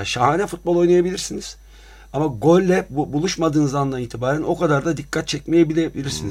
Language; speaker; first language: Turkish; native; Turkish